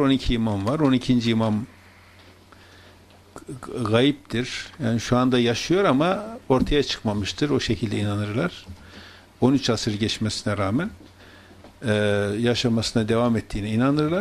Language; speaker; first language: Turkish; native; Turkish